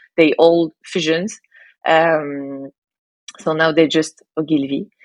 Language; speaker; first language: English; non-native, fluent; French